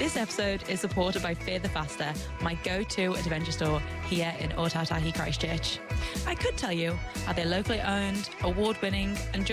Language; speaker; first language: English; native; English